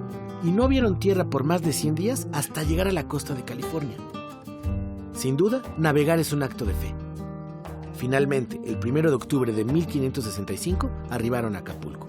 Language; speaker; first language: Spanish; native; Spanish